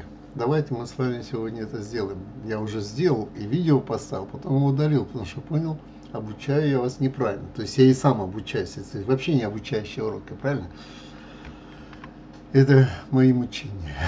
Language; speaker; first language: Russian; native; Russian